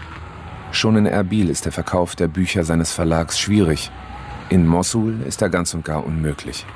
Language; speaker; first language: German; native; German